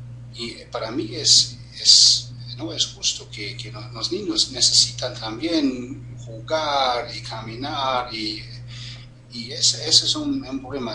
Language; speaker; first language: Spanish; non-native, fluent; German